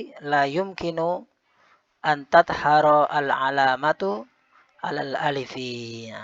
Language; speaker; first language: Arabic; non-native, fluent; Indonesian